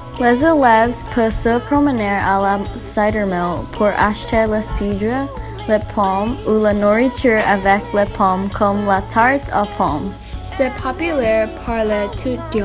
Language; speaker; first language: French; non-native, learner; English